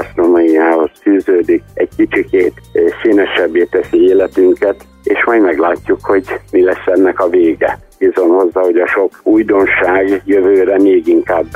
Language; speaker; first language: Hungarian; native; Hungarian